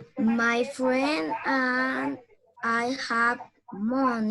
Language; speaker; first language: English; non-native, learner; Spanish